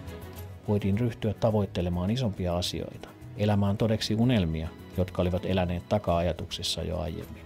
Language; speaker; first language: Finnish; native; Finnish